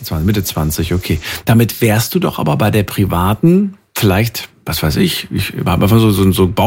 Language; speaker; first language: German; native; German